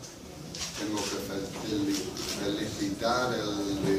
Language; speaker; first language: Spanish; non-native, fluent; English